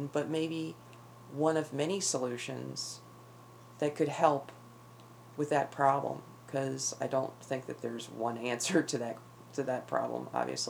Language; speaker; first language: English; native; English